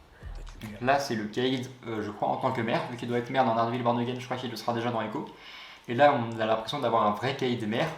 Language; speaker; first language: French; native; French